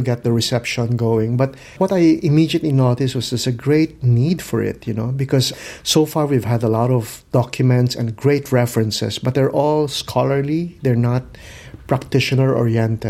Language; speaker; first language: English; non-native, local second language; Filipino